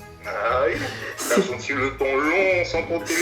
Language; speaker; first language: French; native; French